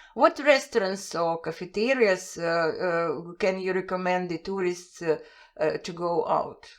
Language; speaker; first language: English; non-native, fluent; Russian